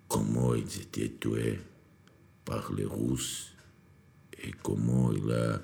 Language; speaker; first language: French; non-native, learner; Georgian